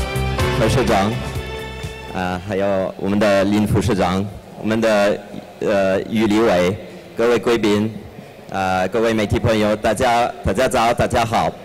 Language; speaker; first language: Chinese; non-native, fluent; French